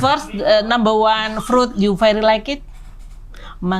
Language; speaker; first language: English; non-native, learner; Indonesian